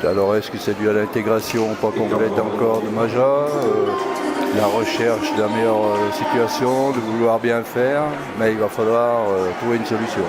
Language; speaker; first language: French; native; French